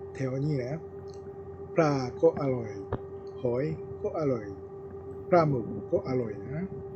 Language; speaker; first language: Thai; non-native, fluent; Japanese